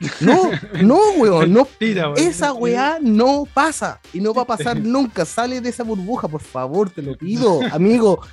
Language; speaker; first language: Spanish; native; Spanish